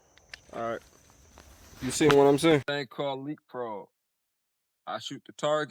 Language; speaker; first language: English; native; English